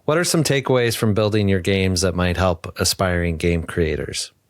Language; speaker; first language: English; native; English